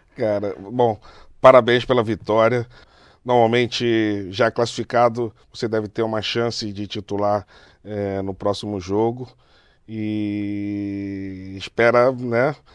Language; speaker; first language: Portuguese; native; Portuguese